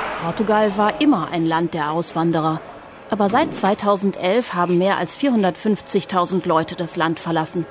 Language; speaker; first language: German; native; German